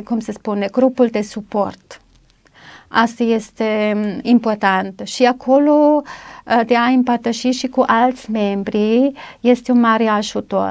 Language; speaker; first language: Romanian; non-native, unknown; German